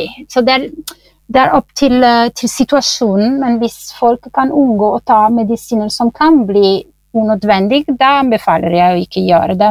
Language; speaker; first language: Norwegian; non-native, fluent; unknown